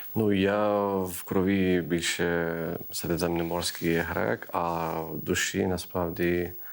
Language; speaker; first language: Ukrainian; non-native, fluent; Greek